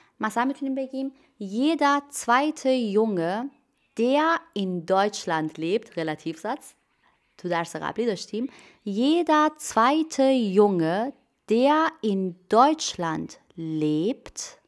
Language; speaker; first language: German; non-native, fluent; Persian